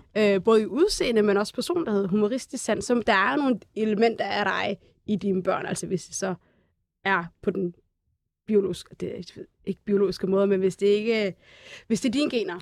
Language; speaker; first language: Danish; early bilingual, other home language; Somali